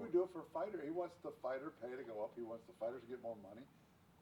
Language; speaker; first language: English; native; English